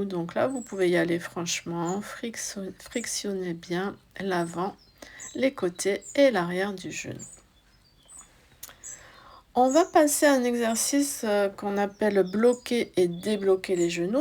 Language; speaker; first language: French; native; French